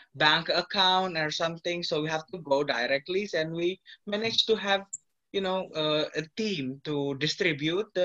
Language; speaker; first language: English; non-native, fluent; Indonesian